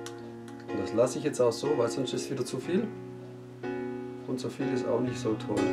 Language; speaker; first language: German; native; German